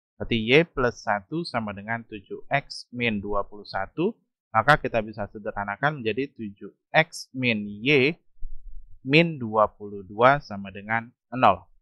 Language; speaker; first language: Indonesian; native; Indonesian